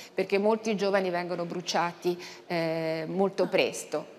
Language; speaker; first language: Italian; native; Italian